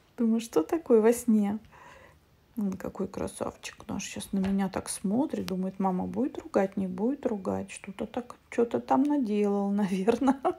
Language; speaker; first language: Russian; native; Russian